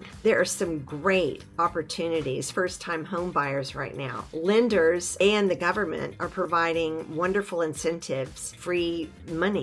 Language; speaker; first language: English; native; English